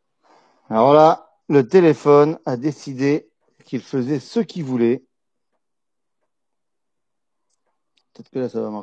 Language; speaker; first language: French; native; French